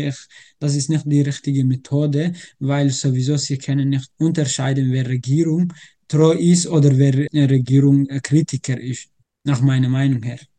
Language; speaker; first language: German; non-native, learner; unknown